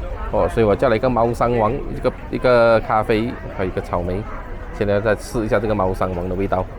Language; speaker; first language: Chinese; native; Chinese